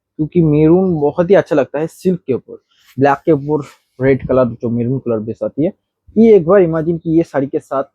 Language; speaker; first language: Hindi; non-native, local second language; Bangla